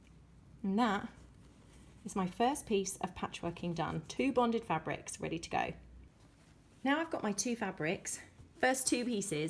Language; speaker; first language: English; native; English